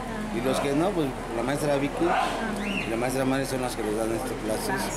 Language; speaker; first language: Spanish; native; Spanish